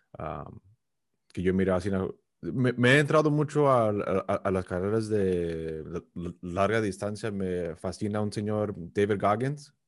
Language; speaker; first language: Spanish; early bilingual, heritage; Spanish